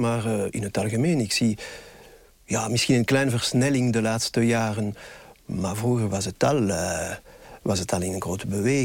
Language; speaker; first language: Dutch; non-native, local second language; French